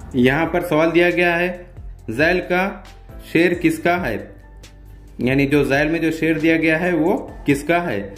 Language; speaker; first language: Urdu; native; Urdu